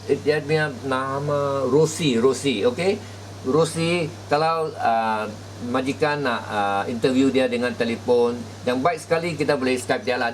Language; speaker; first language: Malay; native; Malay